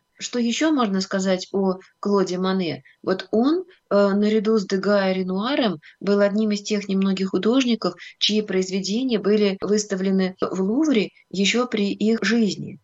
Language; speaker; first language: Russian; native; Russian